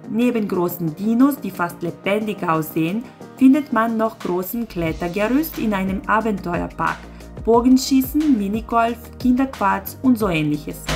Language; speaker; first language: German; non-native, fluent; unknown